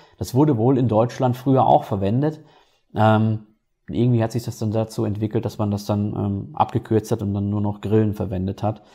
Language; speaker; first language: German; native; German